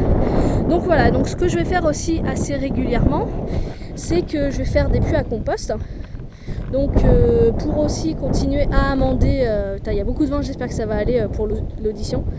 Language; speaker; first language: French; native; French